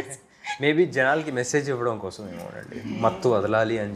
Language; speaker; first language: Telugu; native; Telugu